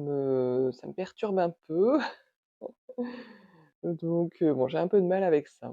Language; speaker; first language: French; native; French